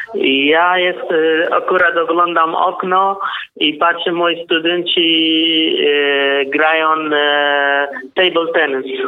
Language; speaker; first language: Polish; non-native, learner; Kurdish